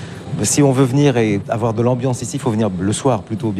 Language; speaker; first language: French; native; French